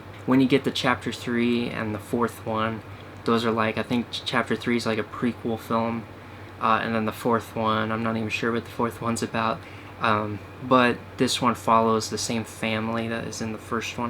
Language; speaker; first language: English; native; English